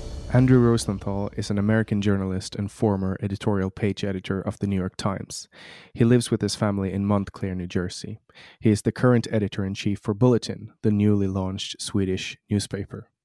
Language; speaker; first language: English; non-native, fluent; Swedish